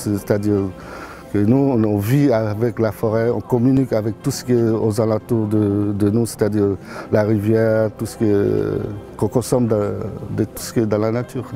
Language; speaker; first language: French; non-native, local second language; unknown